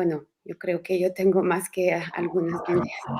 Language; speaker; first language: Spanish; non-native, learner; French